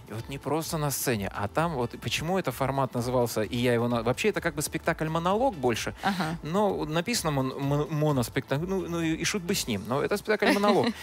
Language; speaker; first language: Russian; native; Russian